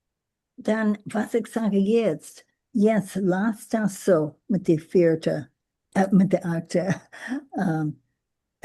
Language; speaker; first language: German; non-native, learner; English